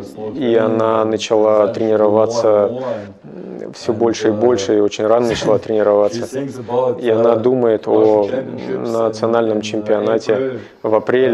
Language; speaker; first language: Russian; non-native, fluent; German